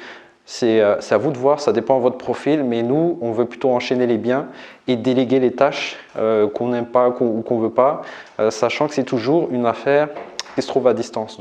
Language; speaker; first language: French; native; French